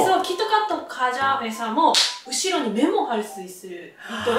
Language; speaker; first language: Korean; non-native, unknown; Japanese